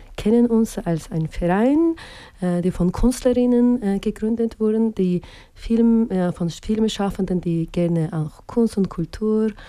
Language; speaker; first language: German; non-native, fluent; Azerbaijani